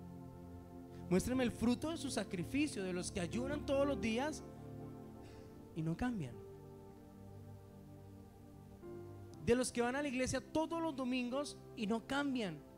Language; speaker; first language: Spanish; native; Spanish